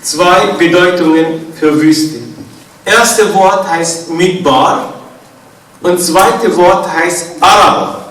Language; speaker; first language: German; non-native, fluent; Arabic